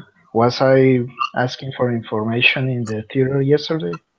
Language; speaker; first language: English; non-native, learner; Spanish